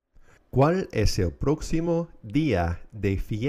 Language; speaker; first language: Spanish; non-native, fluent; English